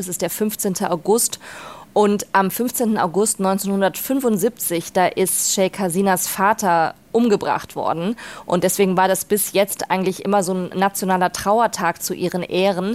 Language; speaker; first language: German; native; German